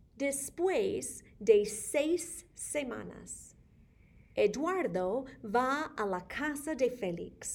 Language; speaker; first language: Spanish; non-native, fluent; English